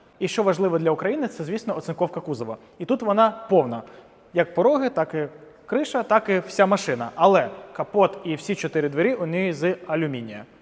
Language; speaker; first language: Ukrainian; non-native, local second language; Russian